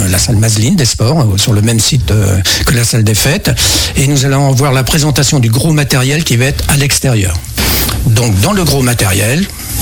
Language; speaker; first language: French; native; French